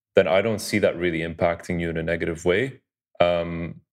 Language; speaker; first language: English; early bilingual, other home language; Dutch